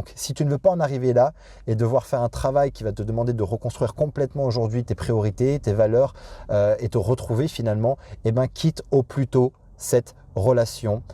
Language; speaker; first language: French; native; French